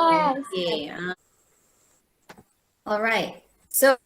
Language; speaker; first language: English; non-native, local second language; Malay